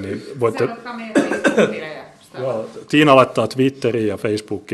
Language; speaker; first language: Finnish; native; Finnish